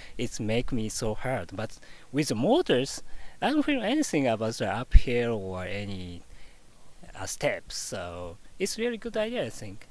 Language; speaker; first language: English; non-native, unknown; Japanese